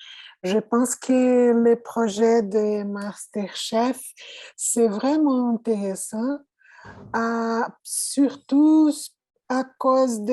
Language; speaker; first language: French; non-native, learner; Portuguese